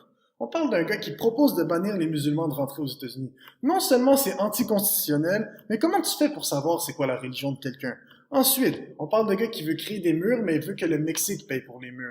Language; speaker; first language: French; native; French